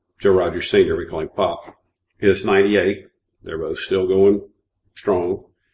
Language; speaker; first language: English; native; English